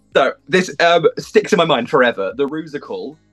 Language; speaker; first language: English; native; English